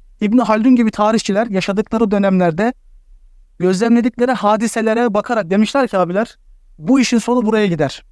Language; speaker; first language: Turkish; native; Turkish